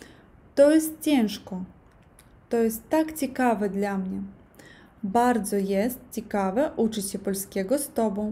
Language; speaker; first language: Polish; non-native, learner; Russian